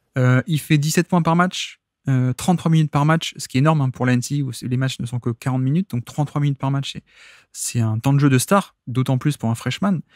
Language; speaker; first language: French; native; French